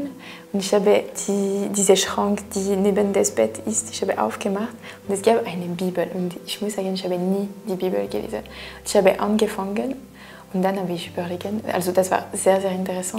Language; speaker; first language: German; non-native, local second language; French